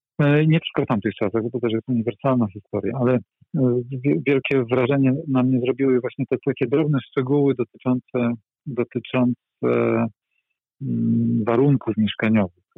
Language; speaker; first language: Polish; native; Polish